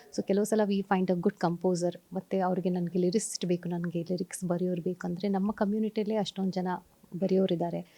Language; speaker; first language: Kannada; non-native, fluent; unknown